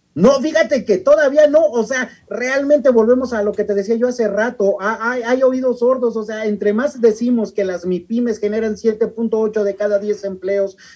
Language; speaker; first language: Spanish; native; Spanish